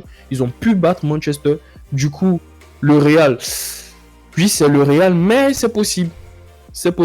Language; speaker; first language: French; native; French